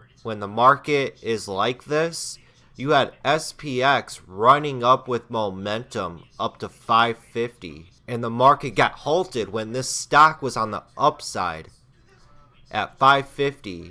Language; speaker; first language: English; native; English